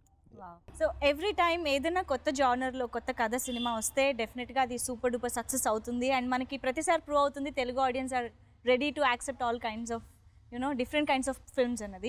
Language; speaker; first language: Telugu; native; Telugu